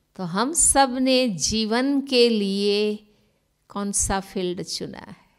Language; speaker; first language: Hindi; non-native, local second language; Gujarati